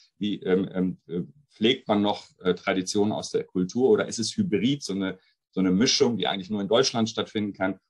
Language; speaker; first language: German; early bilingual, other home language; Arabic